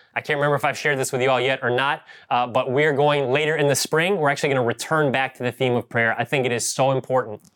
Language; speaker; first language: English; native; English